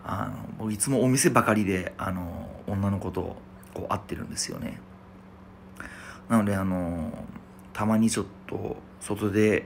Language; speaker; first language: Japanese; native; Japanese